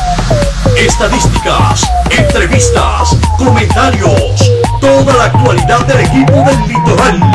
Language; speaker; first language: Spanish; native; Spanish